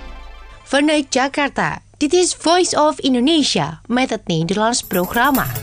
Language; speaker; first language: Dutch; non-native, fluent; Indonesian